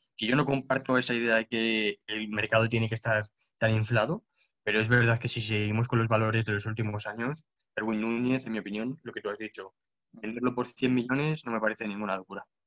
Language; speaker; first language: Spanish; native; Spanish